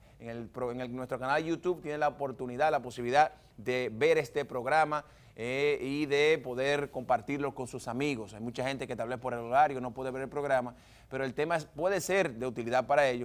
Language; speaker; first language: Spanish; native; Spanish